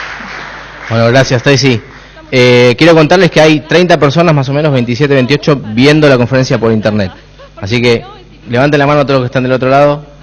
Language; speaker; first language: Spanish; native; Spanish